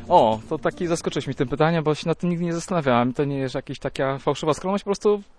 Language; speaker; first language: Polish; native; Polish